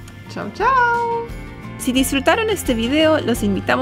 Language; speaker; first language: Spanish; native; Spanish